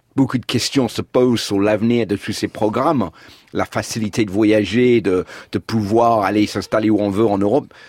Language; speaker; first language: French; non-native, fluent; English